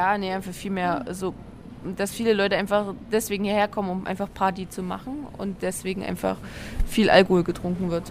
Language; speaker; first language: German; native; German